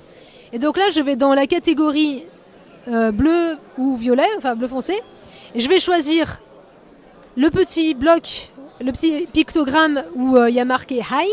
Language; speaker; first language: French; native; French